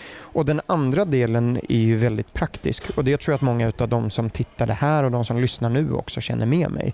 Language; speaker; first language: Swedish; early bilingual, other home language; German